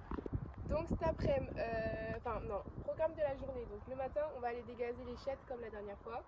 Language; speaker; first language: French; native; French